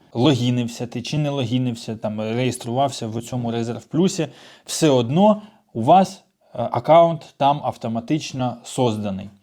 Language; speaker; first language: Ukrainian; non-native, local second language; Russian